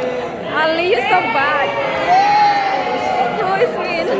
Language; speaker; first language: English; non-native, learner; Indonesian